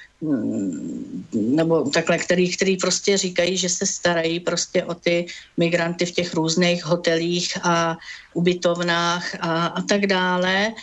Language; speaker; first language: Czech; native; Czech